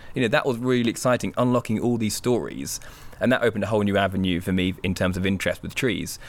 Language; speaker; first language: English; native; English